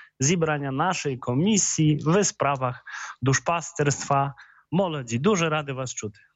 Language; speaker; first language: Ukrainian; non-native, fluent; Polish